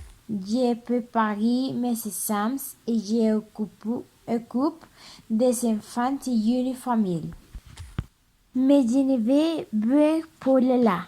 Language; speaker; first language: French; non-native, learner; Spanish